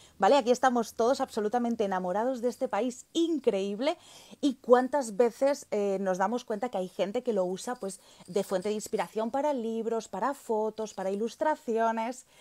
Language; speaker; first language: Spanish; native; Spanish